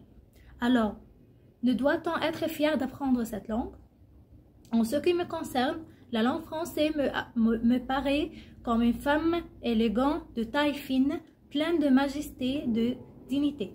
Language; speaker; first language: French; non-native, learner; Arabic